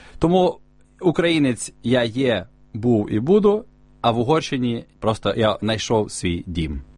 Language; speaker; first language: Ukrainian; native; Ukrainian